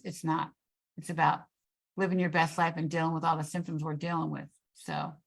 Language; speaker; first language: English; native; English